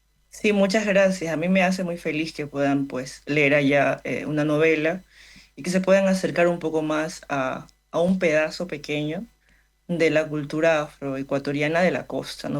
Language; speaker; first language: Spanish; native; Spanish